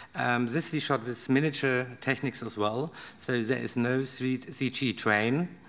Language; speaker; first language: English; non-native, learner; German